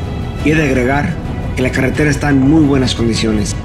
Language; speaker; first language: Spanish; native; Spanish